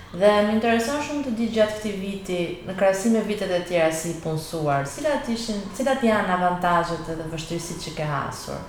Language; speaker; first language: Albanian; native; Albanian